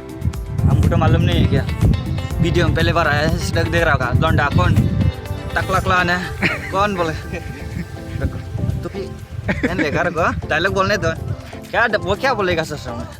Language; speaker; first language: Hindi; non-native, local second language; Bodo